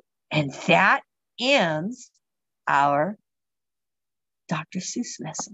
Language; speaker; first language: English; native; English